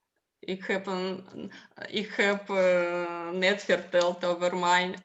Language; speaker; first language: Dutch; non-native, learner; Russian